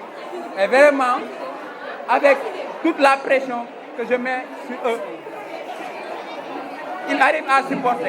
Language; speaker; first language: French; non-native, local second language; Wolof